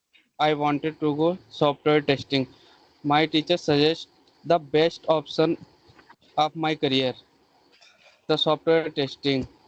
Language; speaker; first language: English; non-native, learner; Hindi